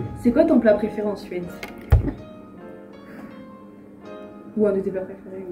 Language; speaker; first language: French; native; French